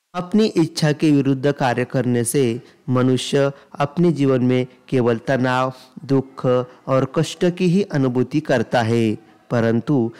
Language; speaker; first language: Hindi; non-native, local second language; Marathi